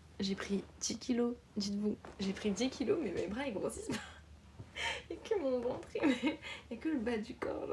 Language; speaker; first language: French; native; French